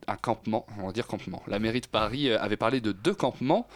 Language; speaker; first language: French; native; French